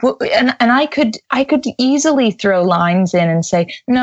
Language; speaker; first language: English; native; English